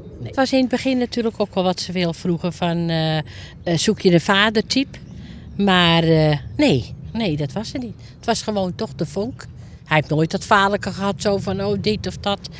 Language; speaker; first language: Dutch; native; Dutch